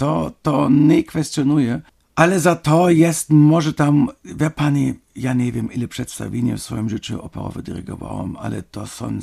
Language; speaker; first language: Polish; non-native, fluent; German